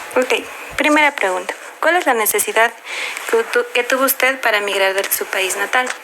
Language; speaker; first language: Spanish; native; Spanish